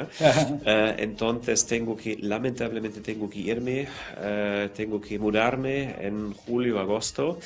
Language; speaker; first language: Spanish; non-native, fluent; German